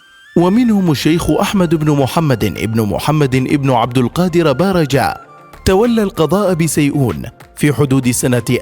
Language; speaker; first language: Arabic; native; Arabic